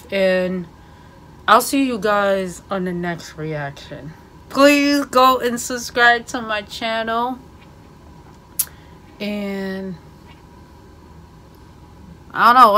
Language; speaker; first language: English; native; English